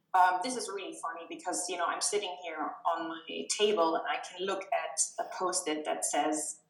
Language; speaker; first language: English; non-native, fluent; German